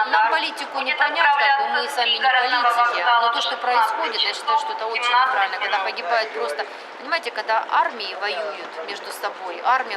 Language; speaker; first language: Russian; native; Russian